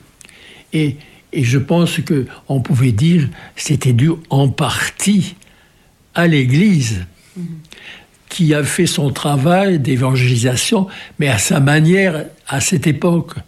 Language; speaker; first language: French; native; French